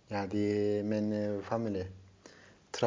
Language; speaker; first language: Dutch; non-native, learner; Turkish